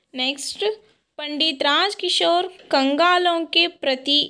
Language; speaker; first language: Hindi; non-native, local second language; Kannada